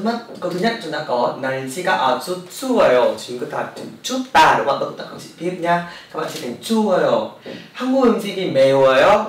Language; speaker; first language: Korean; non-native, fluent; Vietnamese